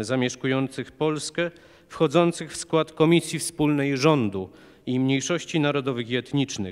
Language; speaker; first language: Polish; native; Polish